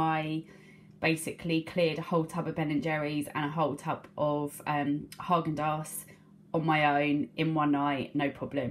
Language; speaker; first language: English; native; English